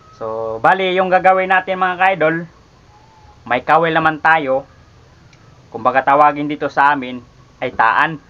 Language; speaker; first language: Filipino; non-native, local second language; Cebuano